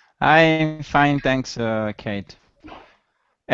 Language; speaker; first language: English; non-native, learner; Italian